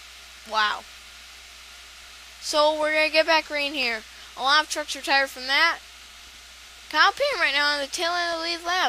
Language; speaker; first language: English; native; English